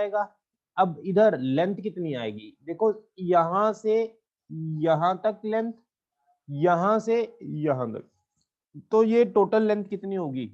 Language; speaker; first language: Hindi; native; Hindi